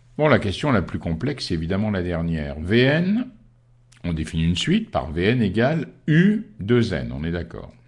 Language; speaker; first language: French; native; French